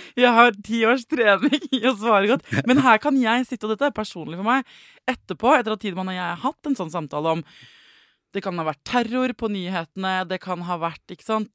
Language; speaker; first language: Norwegian; native; Norwegian